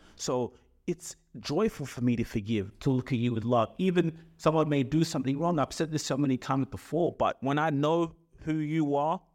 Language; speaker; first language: English; native; English